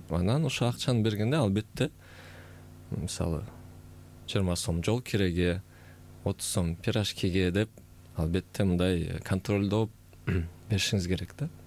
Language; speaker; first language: Kyrgyz; native; Kyrgyz